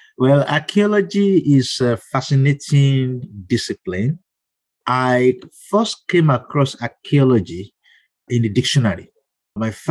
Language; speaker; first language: English; non-native, local second language; Yoruba